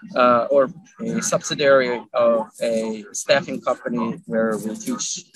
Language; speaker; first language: English; early bilingual, other home language; Arabic